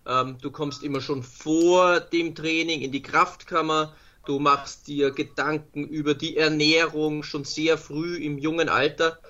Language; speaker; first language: German; native; German